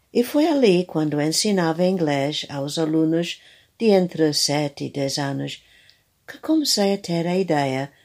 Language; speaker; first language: Portuguese; non-native, fluent; English